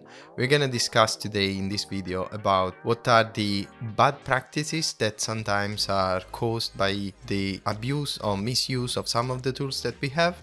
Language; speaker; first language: English; non-native, fluent; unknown